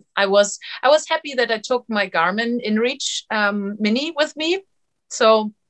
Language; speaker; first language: English; non-native, fluent; German